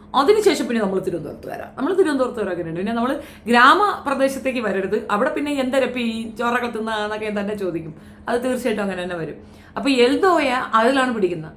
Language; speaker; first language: Malayalam; native; Malayalam